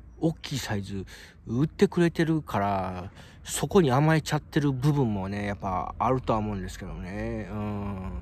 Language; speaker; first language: Japanese; native; Japanese